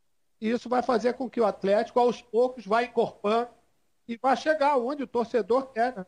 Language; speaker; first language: Portuguese; native; Portuguese